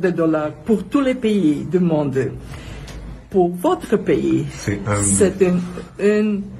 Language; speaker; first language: French; non-native, learner; Bulgarian